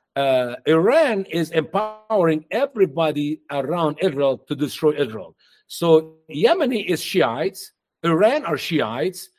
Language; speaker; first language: English; non-native, fluent; Arabic